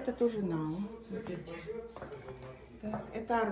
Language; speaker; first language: Russian; native; Russian